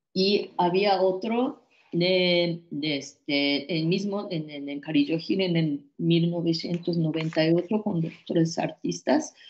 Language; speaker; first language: Spanish; non-native, fluent; Japanese